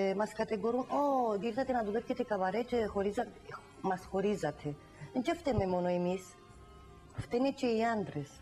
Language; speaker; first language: Greek; non-native, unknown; Romanian